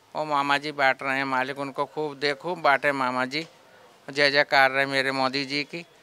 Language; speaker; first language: Hindi; native; Hindi